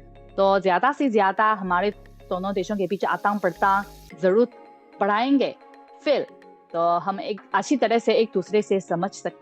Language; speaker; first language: Hindi; non-native, fluent; Chinese